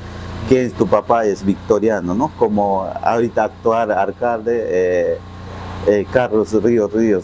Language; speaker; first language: Spanish; non-native, local second language; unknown